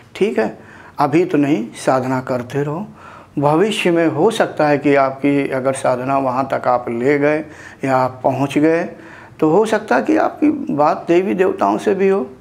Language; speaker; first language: Hindi; native; Hindi